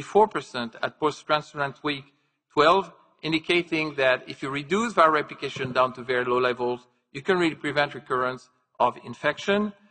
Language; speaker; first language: English; non-native, fluent; French